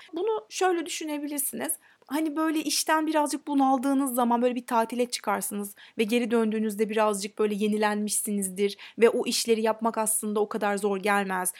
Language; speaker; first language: Turkish; native; Turkish